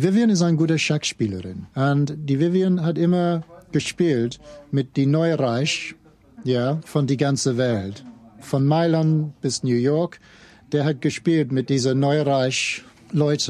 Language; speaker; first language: German; non-native, fluent; English